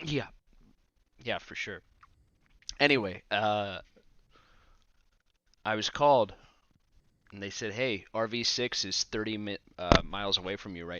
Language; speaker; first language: English; native; English